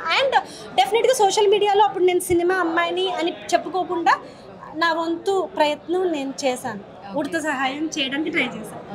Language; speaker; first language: Telugu; non-native, local second language; Marathi